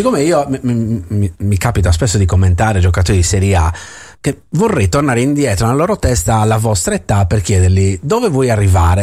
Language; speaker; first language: Italian; native; Italian